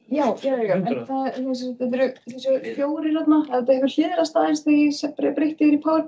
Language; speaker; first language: Icelandic; native; Icelandic